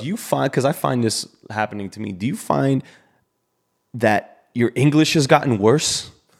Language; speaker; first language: English; native; English